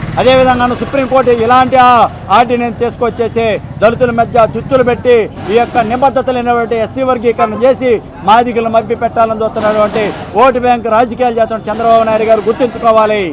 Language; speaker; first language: Telugu; native; Telugu